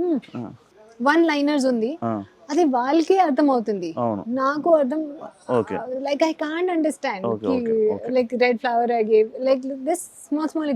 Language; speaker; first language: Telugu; non-native, learner; Hindi